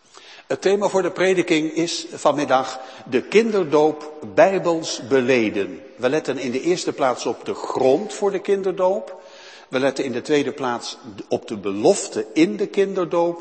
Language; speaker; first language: Dutch; native; Dutch